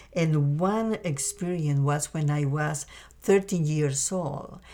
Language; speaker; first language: English; non-native, fluent; Spanish